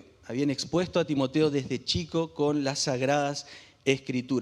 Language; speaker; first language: Spanish; native; Spanish